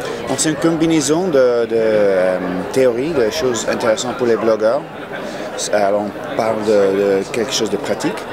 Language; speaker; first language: French; non-native, fluent; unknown